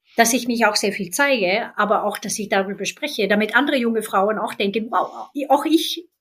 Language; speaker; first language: German; non-native, fluent; Swedish